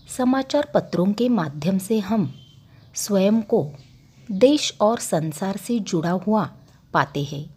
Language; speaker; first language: Hindi; non-native, local second language; Marathi